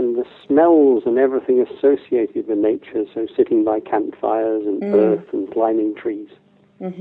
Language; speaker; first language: English; native; English